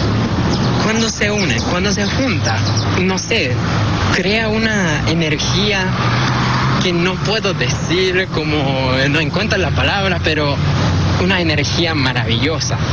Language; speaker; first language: Spanish; non-native, fluent; Japanese